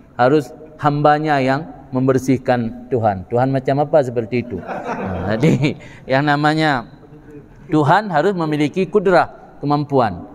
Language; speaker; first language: Malay; non-native, local second language; Achinese